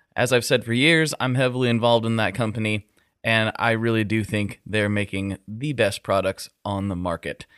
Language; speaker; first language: English; early bilingual, other home language; Italian